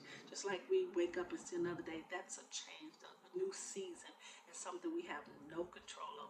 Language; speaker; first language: English; native; English